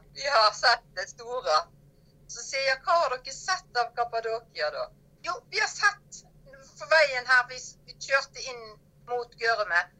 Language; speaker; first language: Norwegian; native; Norwegian